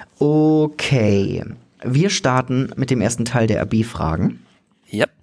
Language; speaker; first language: German; native; German